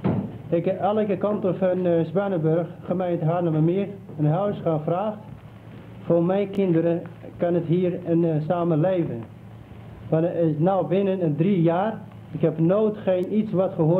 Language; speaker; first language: Dutch; non-native, learner; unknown